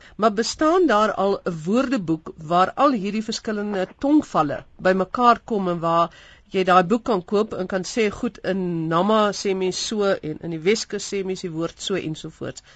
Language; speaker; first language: Afrikaans; native; Afrikaans